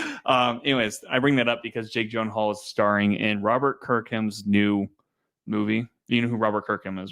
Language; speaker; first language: English; native; English